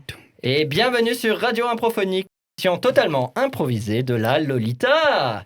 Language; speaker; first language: French; native; French